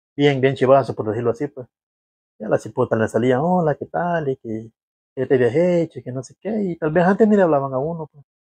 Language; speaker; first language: Spanish; native; Spanish